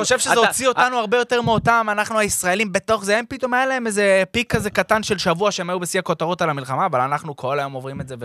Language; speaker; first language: Hebrew; native; Hebrew